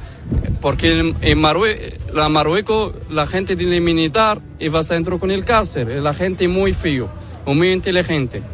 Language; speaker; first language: Spanish; non-native, learner; Arabic